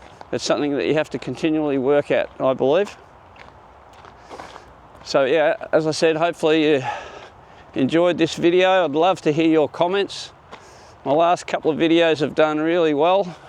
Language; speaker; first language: English; native; English